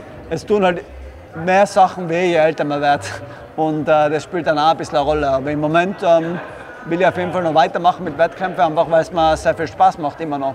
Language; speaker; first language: German; native; German